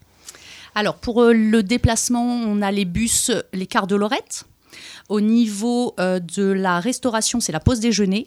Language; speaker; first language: French; native; French